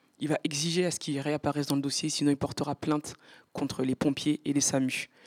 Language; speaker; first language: French; native; French